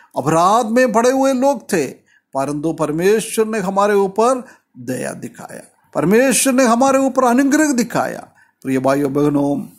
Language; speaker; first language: Hindi; non-native, local second language; Malayalam